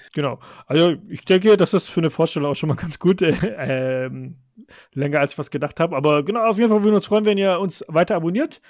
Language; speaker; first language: German; early bilingual, other home language; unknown